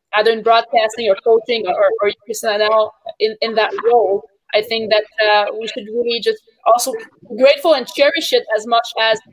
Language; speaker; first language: English; native; English